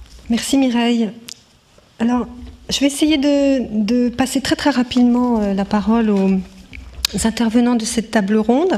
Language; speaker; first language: French; native; French